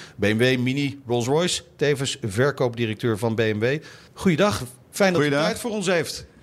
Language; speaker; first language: Dutch; native; Dutch